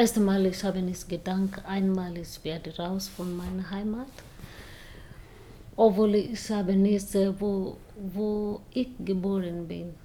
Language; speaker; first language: German; non-native, learner; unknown